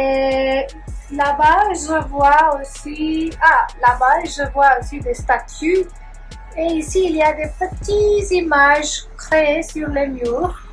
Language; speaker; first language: French; non-native, learner; Punjabi